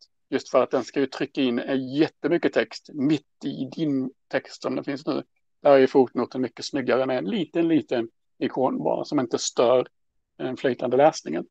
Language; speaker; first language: Swedish; native; Swedish